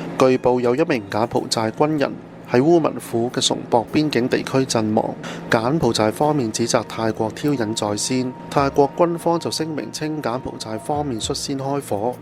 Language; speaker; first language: Cantonese; non-native, fluent; Thai